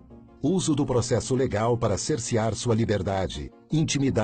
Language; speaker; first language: Portuguese; native; Portuguese